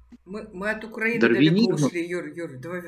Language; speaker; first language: Russian; native; Russian